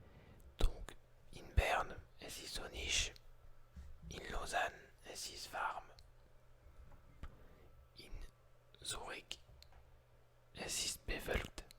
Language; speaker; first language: German; non-native, learner; French